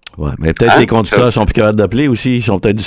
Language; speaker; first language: French; native; French